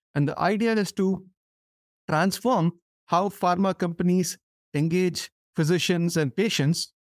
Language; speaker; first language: English; non-native, local second language; Tamil